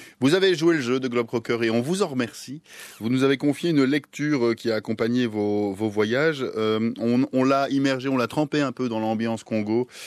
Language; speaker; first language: French; native; French